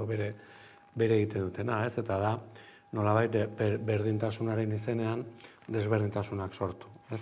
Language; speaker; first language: Basque; native; Basque